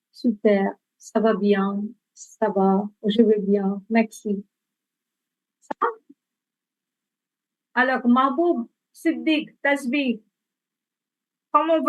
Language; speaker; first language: French; non-native, fluent; Bangla